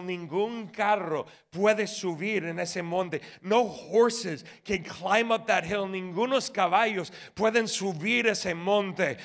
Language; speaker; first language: Spanish; non-native, fluent; English